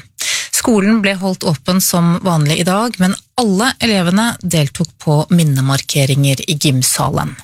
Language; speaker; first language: Norwegian; native; Norwegian